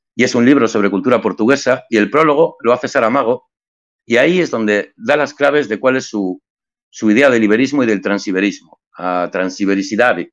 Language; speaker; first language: Spanish; native; Spanish